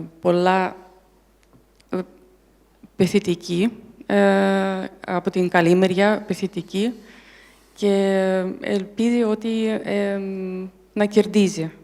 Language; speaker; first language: Greek; non-native, learner; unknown